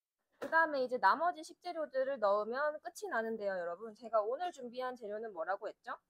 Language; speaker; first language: Korean; native; Korean